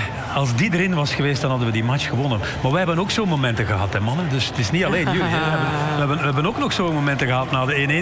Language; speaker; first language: Dutch; native; Dutch